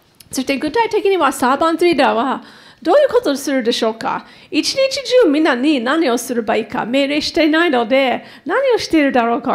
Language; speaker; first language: Japanese; non-native, fluent; English